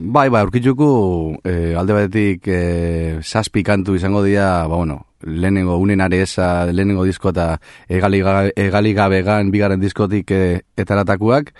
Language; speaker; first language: Basque; native; Basque